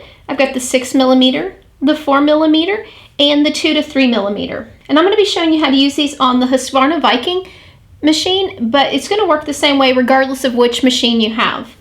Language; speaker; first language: English; native; English